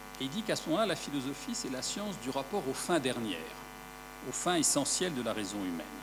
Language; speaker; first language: French; native; French